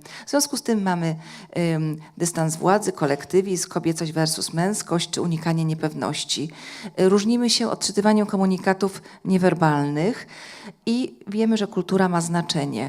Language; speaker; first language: Polish; native; Polish